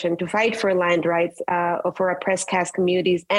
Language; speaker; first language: English; non-native, local second language; Marathi